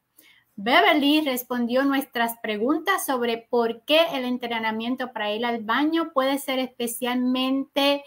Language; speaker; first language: Spanish; native; Spanish